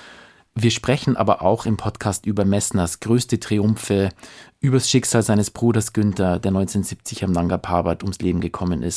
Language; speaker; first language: German; native; German